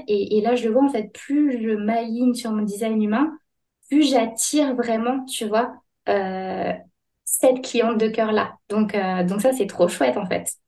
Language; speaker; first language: French; native; French